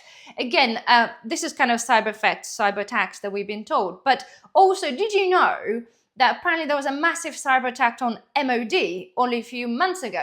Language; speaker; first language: English; non-native, fluent; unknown